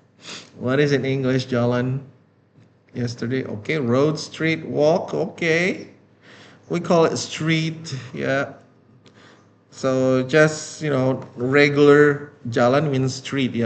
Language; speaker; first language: English; non-native, fluent; Indonesian